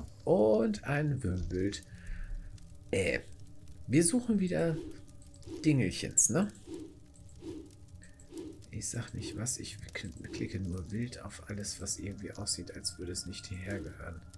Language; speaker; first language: German; native; German